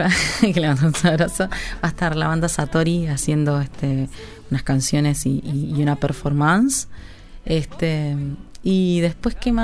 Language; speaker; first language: Spanish; native; Spanish